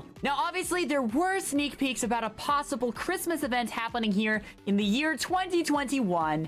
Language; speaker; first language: English; native; English